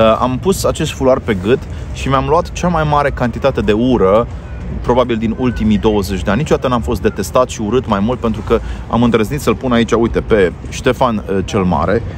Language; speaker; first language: Romanian; native; Romanian